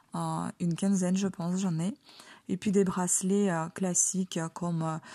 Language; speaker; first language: French; non-native, fluent; Ukrainian